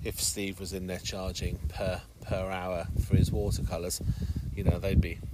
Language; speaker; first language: English; native; English